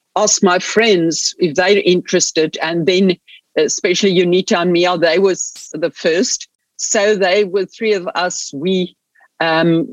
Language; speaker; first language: English; non-native, local second language; Afrikaans